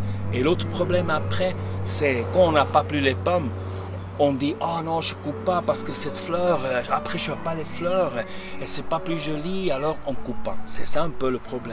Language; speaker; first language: French; non-native, local second language; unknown